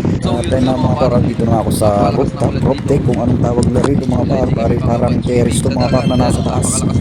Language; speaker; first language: Filipino; native; Filipino